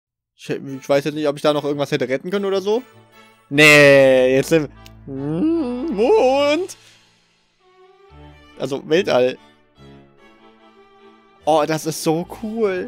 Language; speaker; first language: German; native; German